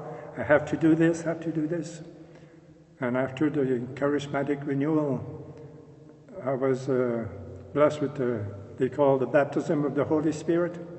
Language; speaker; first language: English; non-native, local second language; French